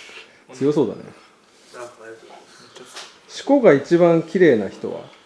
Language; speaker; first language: Japanese; native; Japanese